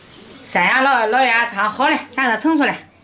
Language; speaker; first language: Chinese; native; Chinese